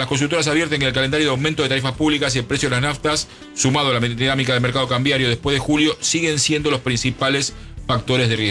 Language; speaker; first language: Spanish; native; Spanish